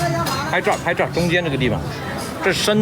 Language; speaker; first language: Chinese; early bilingual, heritage; English